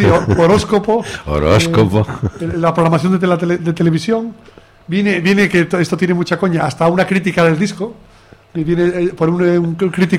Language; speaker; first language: Spanish; native; Spanish